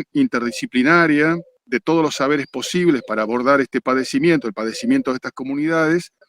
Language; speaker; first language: Spanish; native; Spanish